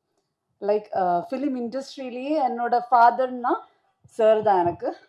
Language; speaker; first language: Tamil; non-native, learner; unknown